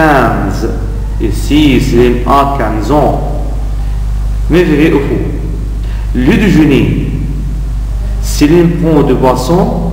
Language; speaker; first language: French; non-native, fluent; Arabic